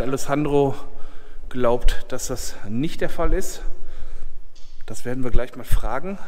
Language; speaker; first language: German; native; German